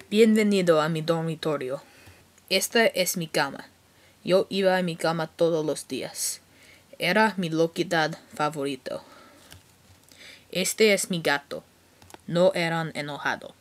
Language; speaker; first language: Spanish; non-native, learner; English